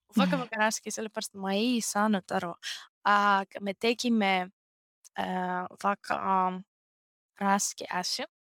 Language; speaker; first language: Estonian; non-native, learner; Greek